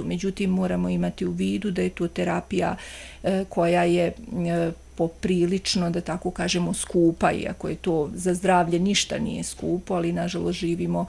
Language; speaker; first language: Croatian; native; Croatian